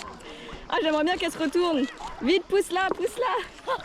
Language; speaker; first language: French; native; French